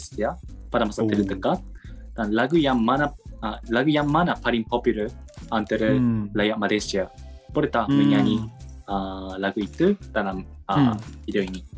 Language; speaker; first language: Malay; non-native, learner; Japanese